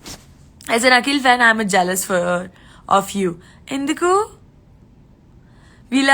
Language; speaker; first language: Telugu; non-native, local second language; Gujarati